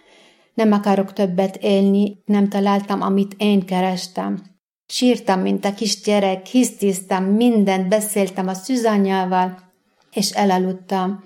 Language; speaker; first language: Hungarian; non-native, fluent; Arabic